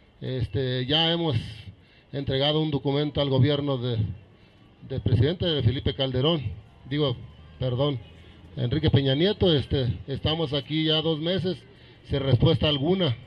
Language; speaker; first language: Spanish; non-native, local second language; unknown